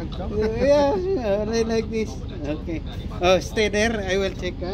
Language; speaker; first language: English; non-native, local second language; Filipino